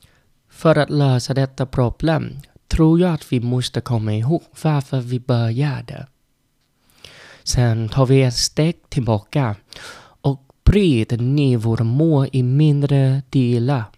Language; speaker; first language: Swedish; non-native, learner; Vietnamese